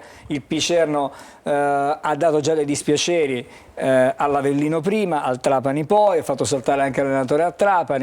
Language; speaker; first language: Italian; native; Italian